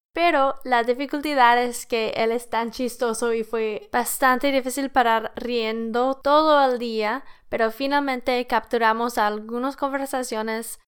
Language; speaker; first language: Spanish; non-native, learner; English